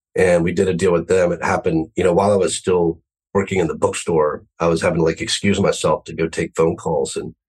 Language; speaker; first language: English; native; English